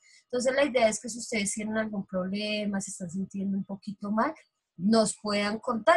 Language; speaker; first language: Spanish; native; Spanish